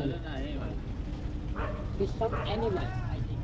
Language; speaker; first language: English; non-native, learner; Hindi